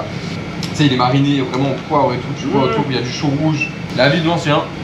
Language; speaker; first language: French; native; French